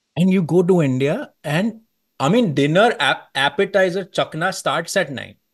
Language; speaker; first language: English; non-native, local second language; Marathi